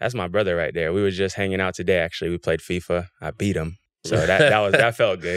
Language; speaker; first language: English; native; English